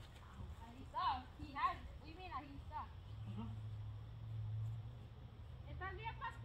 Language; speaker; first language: Spanish; native; Spanish